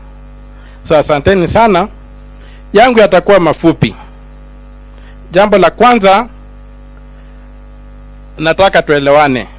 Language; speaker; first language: Swahili; non-native, local second language; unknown